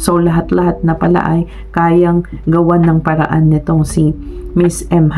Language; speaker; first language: Filipino; native; Filipino